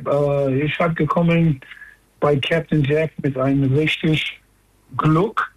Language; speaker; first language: German; non-native, learner; English